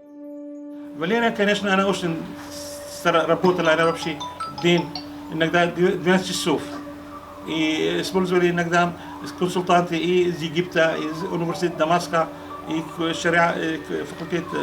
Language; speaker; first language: Russian; non-native, fluent; Arabic